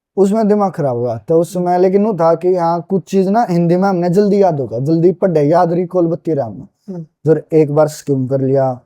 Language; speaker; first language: Hindi; native; Hindi